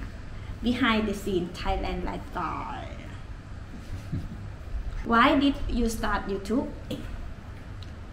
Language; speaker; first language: English; non-native, learner; Thai